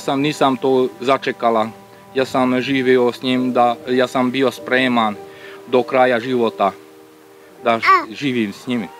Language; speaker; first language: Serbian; non-native, local second language; Hungarian